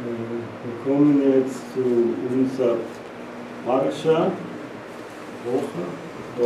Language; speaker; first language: German; non-native, learner; Portuguese